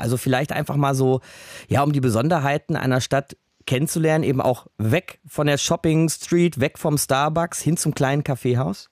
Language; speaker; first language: German; native; German